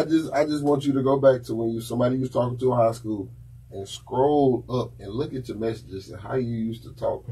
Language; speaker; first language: English; native; English